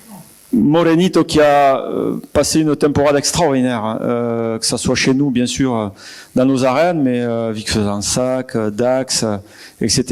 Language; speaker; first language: French; native; French